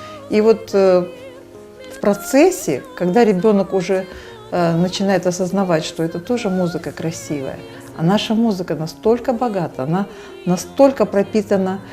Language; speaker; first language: Russian; native; Russian